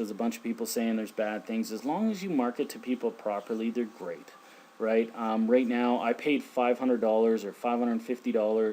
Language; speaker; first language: English; native; English